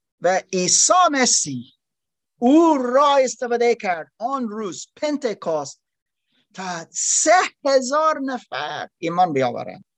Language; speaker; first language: Persian; non-native, learner; German